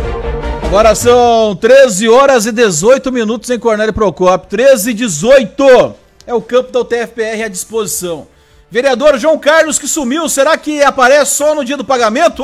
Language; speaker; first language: Portuguese; native; Portuguese